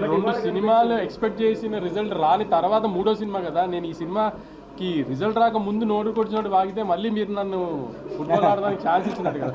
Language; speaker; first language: Telugu; native; Telugu